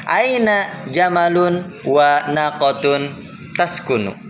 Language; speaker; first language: Arabic; non-native, fluent; Indonesian